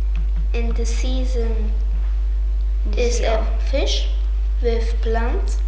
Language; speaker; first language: English; non-native, learner; German